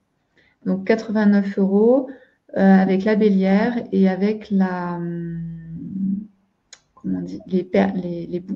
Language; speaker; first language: French; native; French